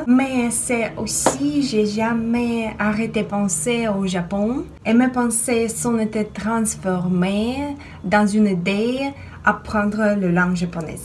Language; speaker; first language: French; non-native, fluent; Russian